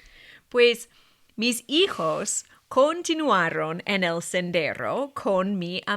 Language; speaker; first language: Spanish; non-native, fluent; English